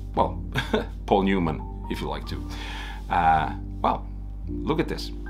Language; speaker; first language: English; non-native, fluent; Swedish